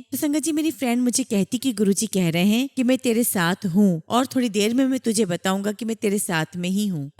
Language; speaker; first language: Hindi; native; Hindi